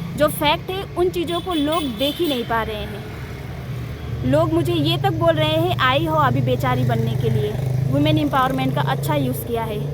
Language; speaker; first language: Hindi; native; Hindi